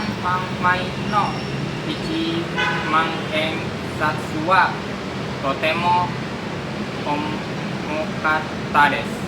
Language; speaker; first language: Japanese; non-native, learner; Indonesian